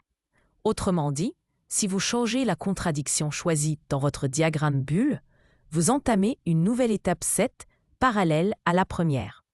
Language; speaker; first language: French; native; French